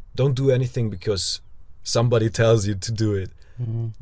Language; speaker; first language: English; non-native, fluent; German